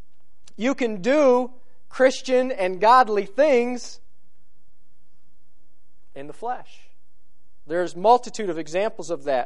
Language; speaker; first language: English; native; English